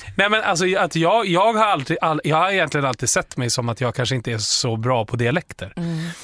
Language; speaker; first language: Swedish; native; Swedish